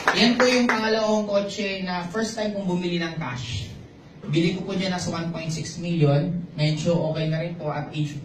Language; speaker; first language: Filipino; non-native, local second language; Bikol